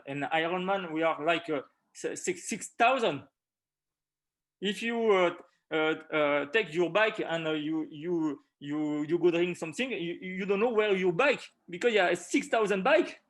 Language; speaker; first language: English; non-native, learner; French